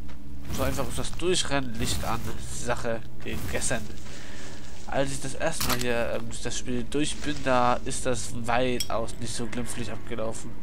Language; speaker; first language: German; native; German